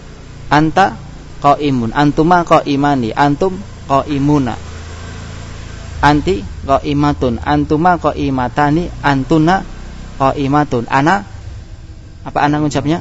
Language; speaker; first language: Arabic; non-native, fluent; Indonesian